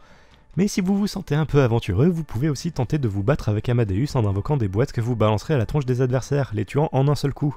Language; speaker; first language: French; native; French